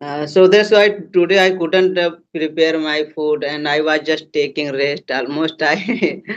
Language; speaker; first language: English; non-native, learner; Hindi